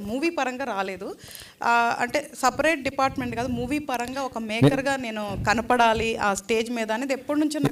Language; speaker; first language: Telugu; native; Telugu